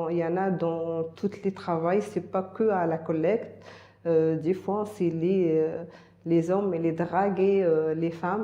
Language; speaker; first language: French; non-native, learner; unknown